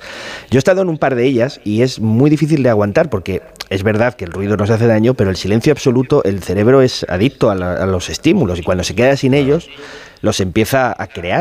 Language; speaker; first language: Spanish; native; Spanish